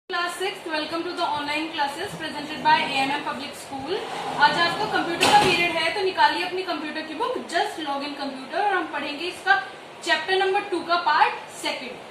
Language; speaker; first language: Hindi; native; Hindi